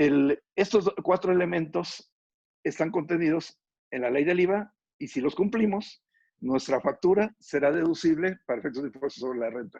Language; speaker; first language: Spanish; native; Spanish